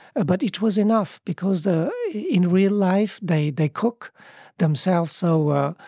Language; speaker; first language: English; early bilingual, other home language; Vietnamese